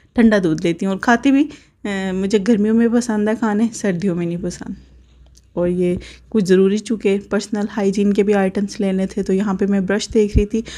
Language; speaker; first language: Urdu; native; Urdu